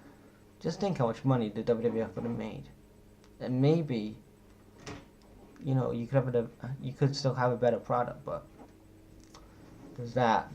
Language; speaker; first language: English; native; English